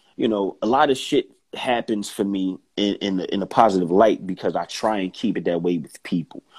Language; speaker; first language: English; native; English